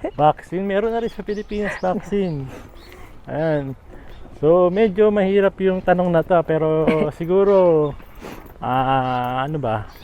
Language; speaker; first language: Filipino; native; Filipino